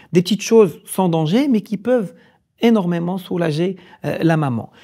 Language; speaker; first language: French; non-native, local second language; Arabic